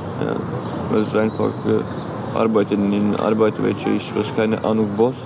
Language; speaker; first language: German; non-native, learner; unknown